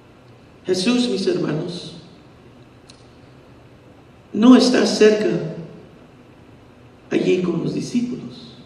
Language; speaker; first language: Spanish; early bilingual, heritage; Spanish